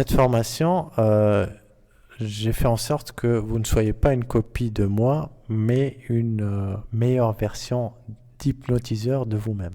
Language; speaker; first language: French; native; French